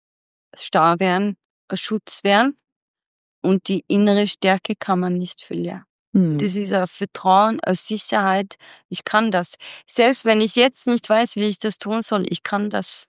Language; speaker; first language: German; non-native, fluent; Swedish